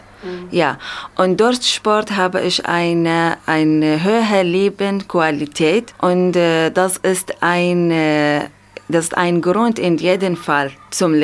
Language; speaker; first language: German; non-native, learner; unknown